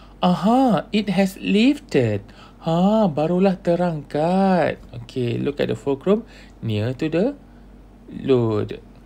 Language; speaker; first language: English; non-native, local second language; Malay